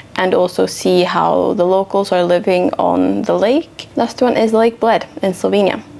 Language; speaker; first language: English; non-native, fluent; Swedish